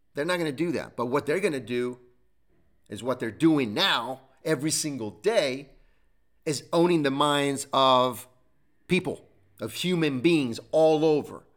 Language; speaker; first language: English; non-native, fluent; Italian